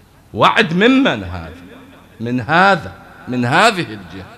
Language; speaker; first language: Arabic; native; Arabic